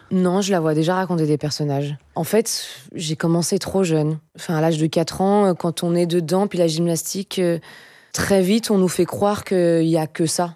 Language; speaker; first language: French; native; French